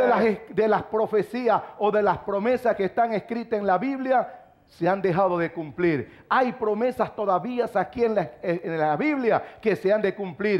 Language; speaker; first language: Spanish; native; Spanish